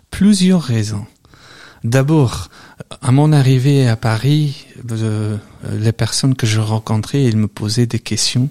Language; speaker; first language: French; non-native, fluent; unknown